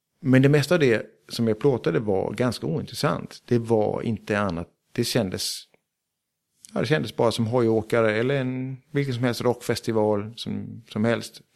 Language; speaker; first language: Swedish; early bilingual, heritage; Swedish